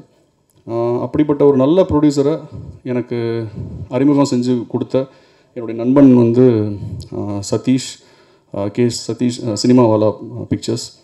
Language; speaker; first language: Tamil; native; Tamil